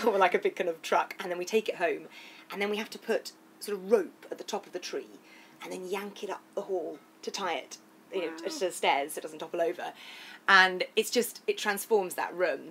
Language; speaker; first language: English; native; English